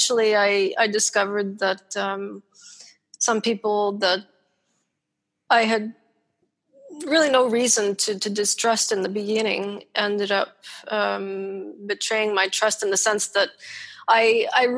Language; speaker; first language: English; native; English